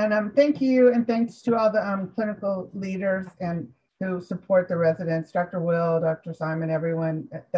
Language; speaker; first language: English; native; English